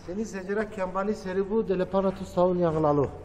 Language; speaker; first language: Indonesian; non-native, learner; Turkish